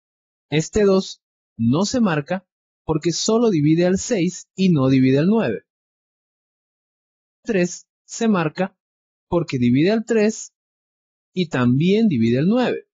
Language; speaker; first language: Spanish; native; Spanish